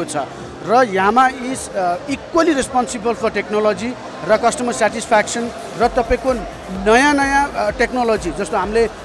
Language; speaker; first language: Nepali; native; Nepali